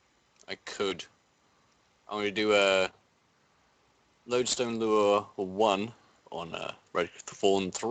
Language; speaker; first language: English; native; English